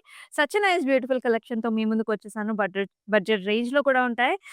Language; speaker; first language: Telugu; native; Telugu